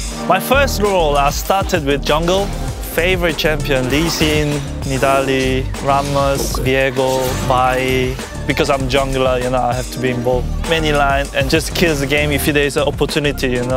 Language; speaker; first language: English; non-native, fluent; Korean